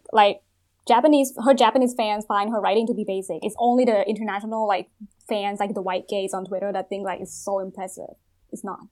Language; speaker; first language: English; non-native, fluent; Thai